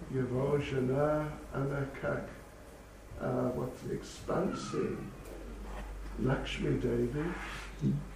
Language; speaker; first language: Russian; non-native, learner; English